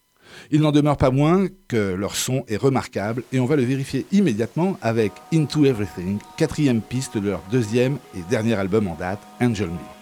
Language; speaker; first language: French; native; French